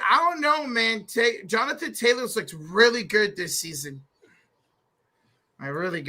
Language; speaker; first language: English; native; English